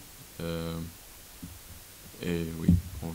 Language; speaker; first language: French; non-native, local second language; Dutch